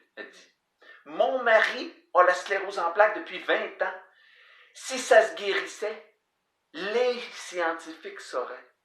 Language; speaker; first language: French; native; French